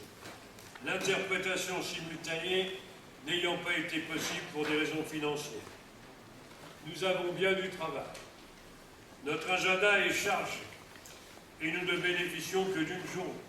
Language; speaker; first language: French; native; French